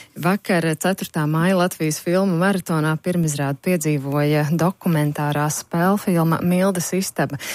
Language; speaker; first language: Latvian; native; Latvian